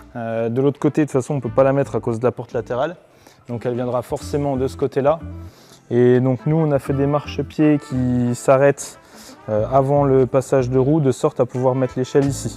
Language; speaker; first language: French; native; French